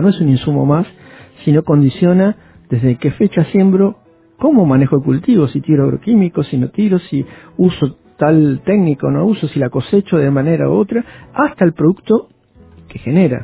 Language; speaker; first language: Spanish; native; Spanish